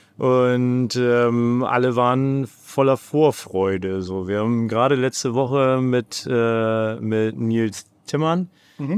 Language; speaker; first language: German; native; German